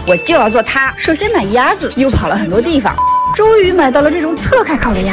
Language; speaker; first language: Chinese; native; Chinese